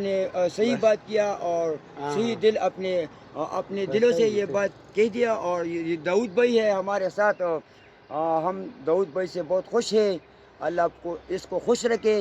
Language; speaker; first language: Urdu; non-native, local second language; Pashto